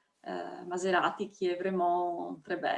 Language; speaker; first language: French; non-native, fluent; Italian